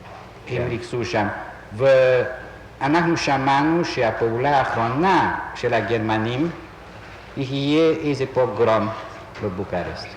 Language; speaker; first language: Hebrew; non-native, fluent; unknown